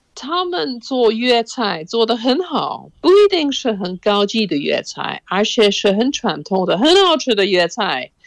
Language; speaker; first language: Chinese; non-native, fluent; English